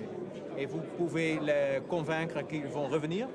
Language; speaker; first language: French; non-native, fluent; Dutch